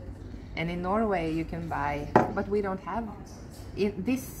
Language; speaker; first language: English; non-native, fluent; Norwegian